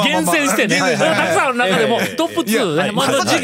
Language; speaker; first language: Japanese; native; Japanese